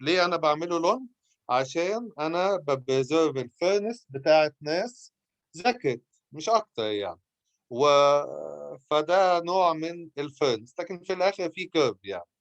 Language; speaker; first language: Arabic; native; Arabic